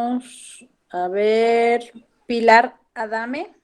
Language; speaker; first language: Spanish; native; Spanish